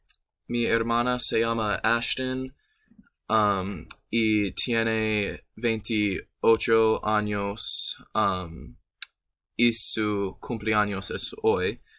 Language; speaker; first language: Spanish; non-native, learner; English